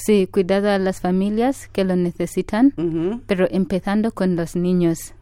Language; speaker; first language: Spanish; non-native, fluent; Ganda